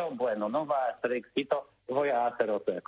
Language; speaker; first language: Spanish; non-native, learner; Polish